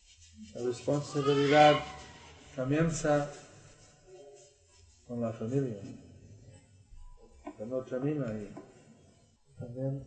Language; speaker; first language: Spanish; non-native, learner; English